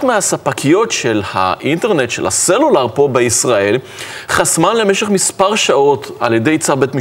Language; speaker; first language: Hebrew; native; Hebrew